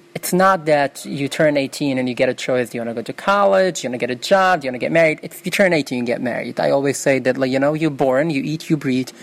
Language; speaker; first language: English; early bilingual, other home language; Yiddish